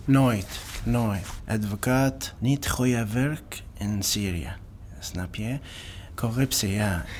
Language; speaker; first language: Dutch; non-native, learner; Arabic